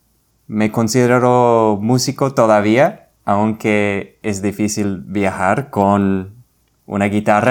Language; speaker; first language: Spanish; non-native, fluent; English